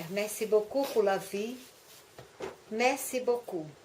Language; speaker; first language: French; non-native, learner; Portuguese